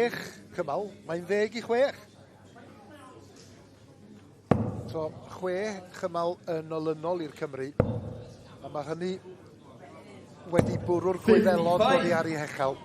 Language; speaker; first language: Welsh; native; Welsh